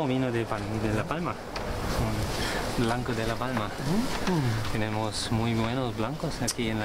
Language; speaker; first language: Spanish; non-native, learner; German